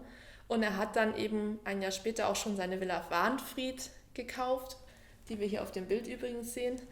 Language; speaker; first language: German; native; German